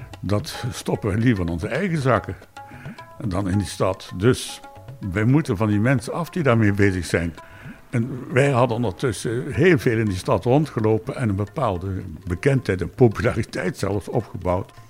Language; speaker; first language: Dutch; native; Dutch